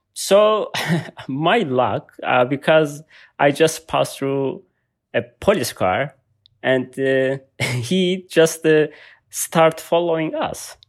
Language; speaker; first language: English; non-native, learner; Turkish